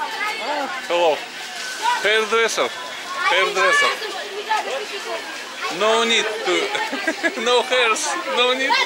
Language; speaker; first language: English; non-native, learner; Russian